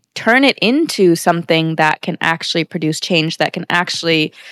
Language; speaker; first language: English; native; English